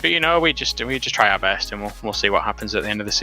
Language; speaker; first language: English; native; English